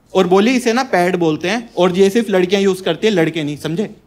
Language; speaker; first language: Hindi; native; Hindi